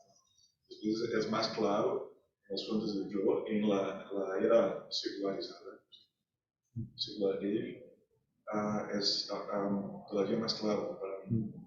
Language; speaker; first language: Spanish; non-native, fluent; Portuguese